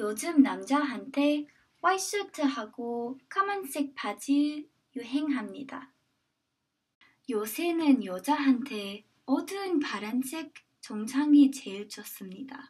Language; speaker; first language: Korean; non-native, learner; English